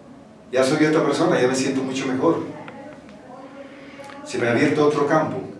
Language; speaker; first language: Spanish; native; Spanish